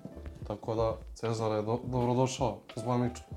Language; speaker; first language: Serbian; native; Serbian